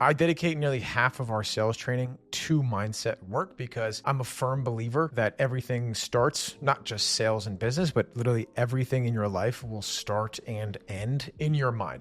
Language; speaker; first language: English; native; English